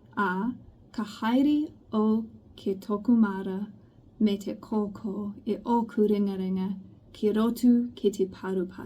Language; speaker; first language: Māori; non-native, local second language; English